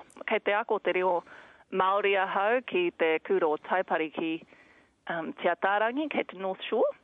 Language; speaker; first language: Māori; non-native, learner; English